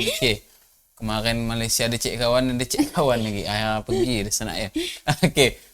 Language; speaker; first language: Indonesian; native; Indonesian